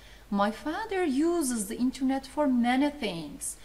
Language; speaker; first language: English; non-native, fluent; Turkish